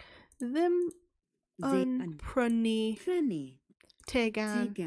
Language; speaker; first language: Welsh; non-native, learner; English